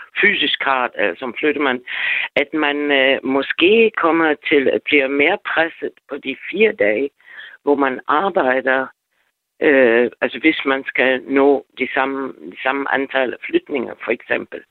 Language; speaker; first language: Danish; non-native, fluent; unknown